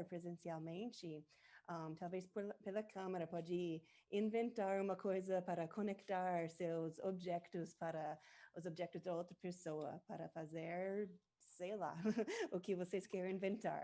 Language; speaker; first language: Portuguese; non-native, learner; English